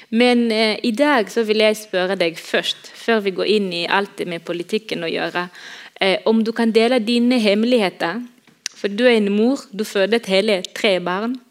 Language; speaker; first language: Norwegian; non-native, fluent; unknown